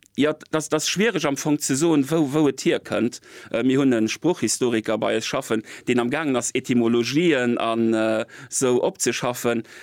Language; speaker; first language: Luxembourgish; native; Luxembourgish